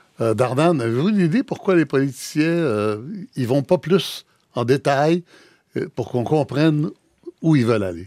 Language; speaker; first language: French; native; French